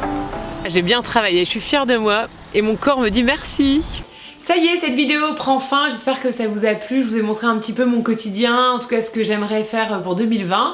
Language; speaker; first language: French; native; French